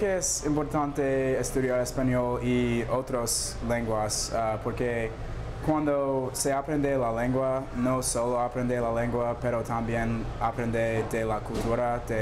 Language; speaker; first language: Spanish; non-native, learner; English